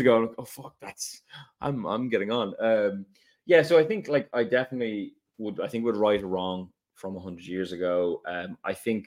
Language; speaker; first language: English; native; English